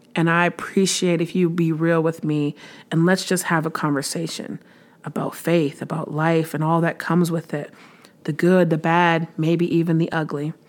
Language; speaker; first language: English; native; English